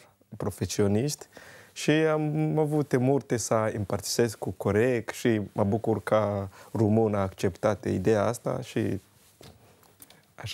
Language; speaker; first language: Romanian; non-native, learner; Kinyarwanda